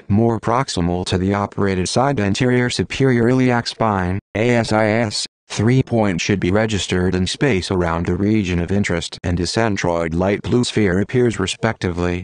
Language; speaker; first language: English; non-native, fluent; Greek